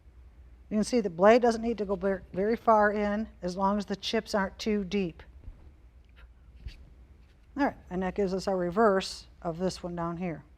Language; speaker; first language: English; native; English